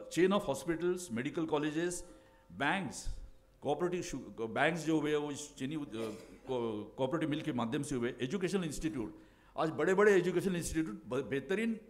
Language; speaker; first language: Hindi; non-native, local second language; Marathi